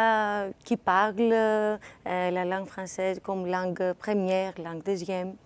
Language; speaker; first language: French; non-native, fluent; Greek